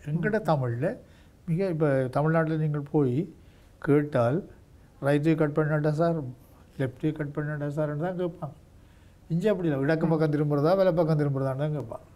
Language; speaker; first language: Tamil; native; Tamil